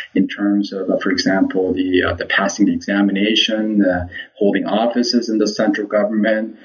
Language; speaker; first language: English; early bilingual, other home language; Korean